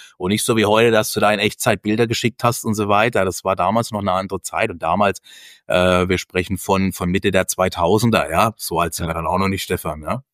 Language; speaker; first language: German; native; German